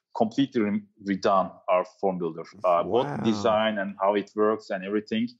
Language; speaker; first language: English; non-native, fluent; Turkish